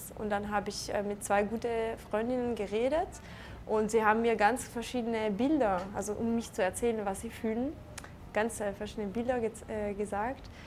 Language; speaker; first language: German; non-native, local second language; French